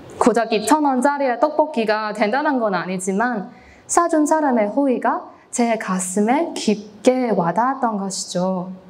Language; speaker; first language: Korean; non-native, fluent; Cantonese